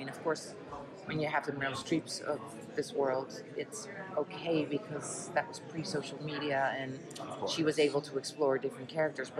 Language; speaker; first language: English; non-native, fluent; Dutch